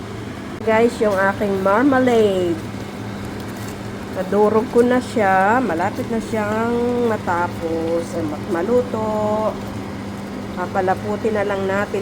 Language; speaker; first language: Filipino; native; Filipino